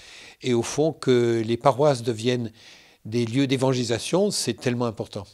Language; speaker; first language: French; native; French